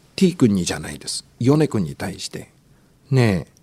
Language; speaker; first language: Japanese; native; Japanese